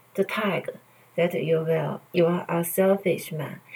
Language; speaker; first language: English; non-native, learner; Chinese